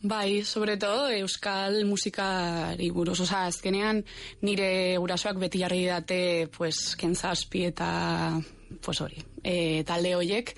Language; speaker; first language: Basque; non-native, local second language; Spanish